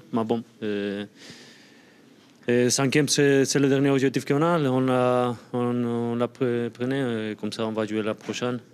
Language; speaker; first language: French; non-native, fluent; Spanish